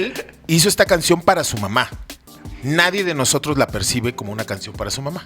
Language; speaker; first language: Spanish; native; Spanish